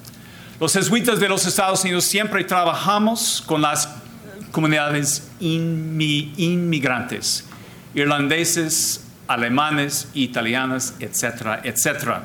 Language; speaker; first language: Spanish; non-native, fluent; English